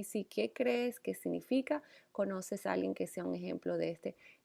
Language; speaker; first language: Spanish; native; Spanish